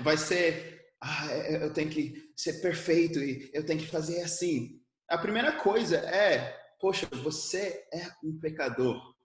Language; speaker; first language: Portuguese; early bilingual, other home language; English